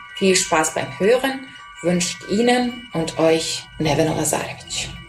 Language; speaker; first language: German; non-native, fluent; Serbian